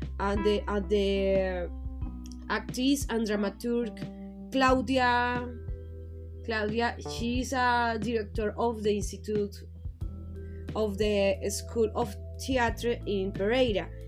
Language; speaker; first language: English; non-native, learner; Spanish